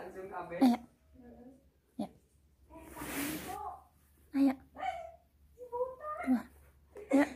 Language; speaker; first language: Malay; non-native, local second language; Sundanese